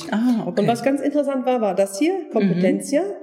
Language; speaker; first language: German; non-native, fluent; Turkish